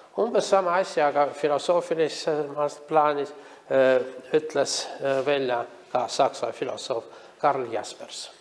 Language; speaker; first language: Estonian; non-native, local second language; Russian